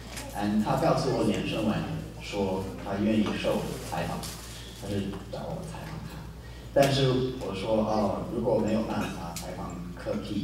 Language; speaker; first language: Chinese; non-native, fluent; English